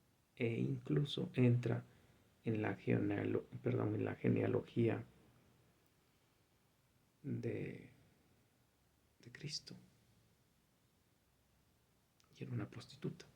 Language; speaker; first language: Spanish; native; Spanish